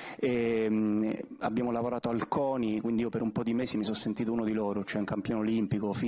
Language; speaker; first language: Italian; native; Italian